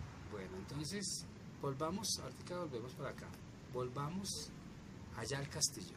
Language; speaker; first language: Spanish; native; Spanish